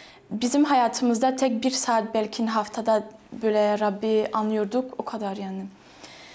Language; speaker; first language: Turkish; non-native, fluent; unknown